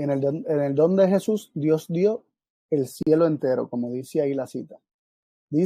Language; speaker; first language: Spanish; native; Spanish